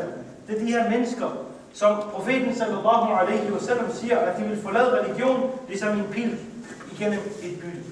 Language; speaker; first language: Danish; early bilingual, other home language; Urdu